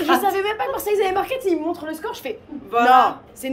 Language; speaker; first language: French; native; French